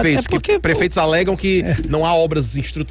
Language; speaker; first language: Portuguese; native; Portuguese